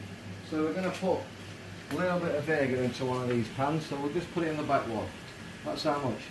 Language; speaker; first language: English; native; English